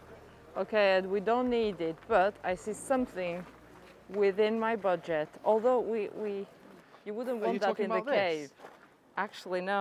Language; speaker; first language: English; non-native, fluent; French